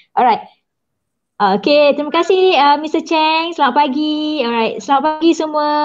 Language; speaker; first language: Malay; native; Malay